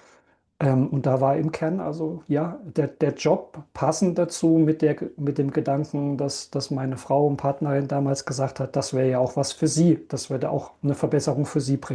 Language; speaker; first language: German; native; German